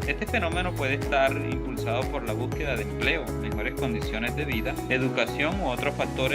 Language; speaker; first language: Spanish; native; Spanish